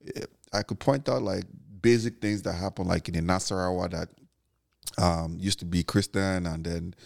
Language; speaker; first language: English; non-native, local second language; Igbo